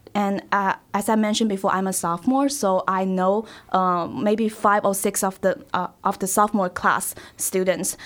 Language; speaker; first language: English; non-native, fluent; Chinese